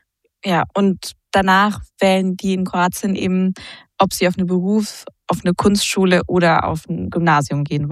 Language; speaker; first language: German; native; German